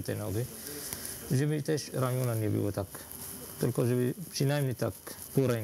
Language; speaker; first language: Polish; non-native, fluent; Arabic